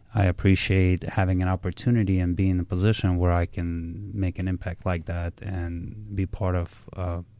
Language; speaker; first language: English; early bilingual, other home language; Russian